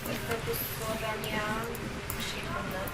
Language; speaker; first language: Romanian; non-native, local second language; Hungarian